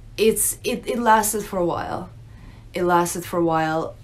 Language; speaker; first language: English; early bilingual, other home language; Russian